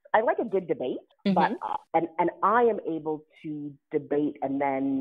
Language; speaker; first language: English; native; English